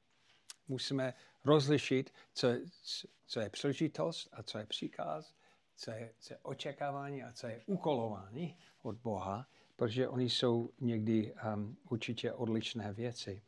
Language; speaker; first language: Czech; non-native, fluent; English